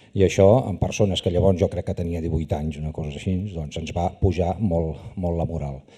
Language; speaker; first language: Catalan; native; Catalan